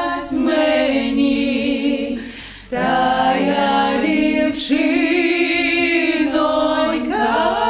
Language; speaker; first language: Ukrainian; native; Ukrainian